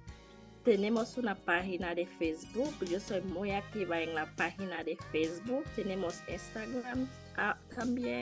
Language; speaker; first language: Spanish; non-native, learner; Haitian Creole